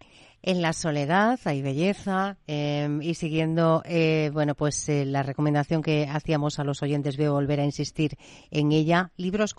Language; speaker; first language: Spanish; native; Spanish